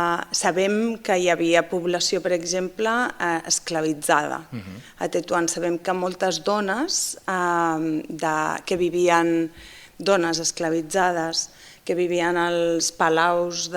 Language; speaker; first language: Catalan; non-native, fluent; Basque